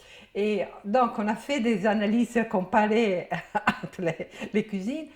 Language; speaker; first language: French; non-native, fluent; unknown